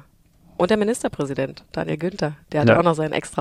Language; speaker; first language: German; native; German